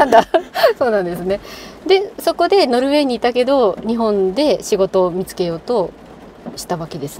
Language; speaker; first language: Japanese; native; Japanese